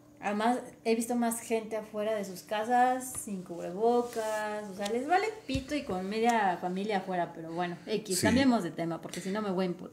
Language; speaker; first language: Spanish; native; Spanish